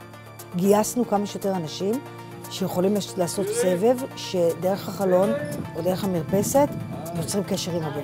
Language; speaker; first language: Hebrew; native; Hebrew